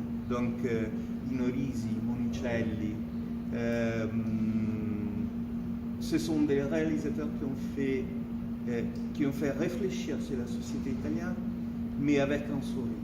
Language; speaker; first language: French; non-native, fluent; Italian